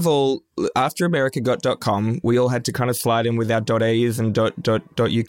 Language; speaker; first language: English; native; English